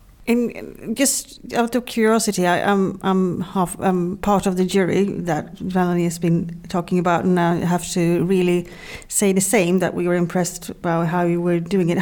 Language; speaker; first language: English; non-native, fluent; Swedish